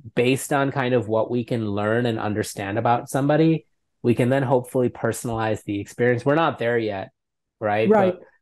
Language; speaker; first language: English; native; English